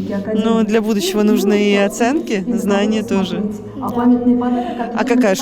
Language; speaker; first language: Russian; native; Russian